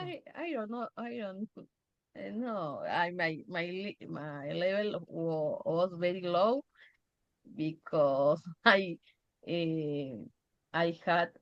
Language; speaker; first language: English; non-native, learner; Spanish